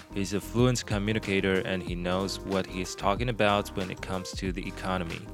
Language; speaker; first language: English; non-native, fluent; Chinese